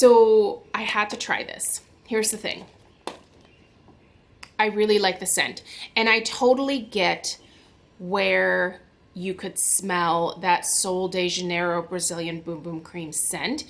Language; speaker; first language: English; native; English